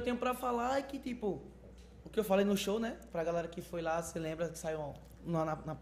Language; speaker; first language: Portuguese; native; Portuguese